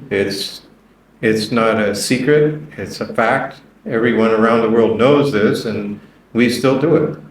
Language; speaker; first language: English; native; English